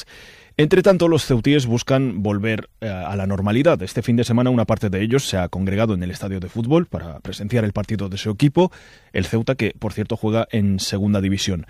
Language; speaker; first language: Spanish; native; Spanish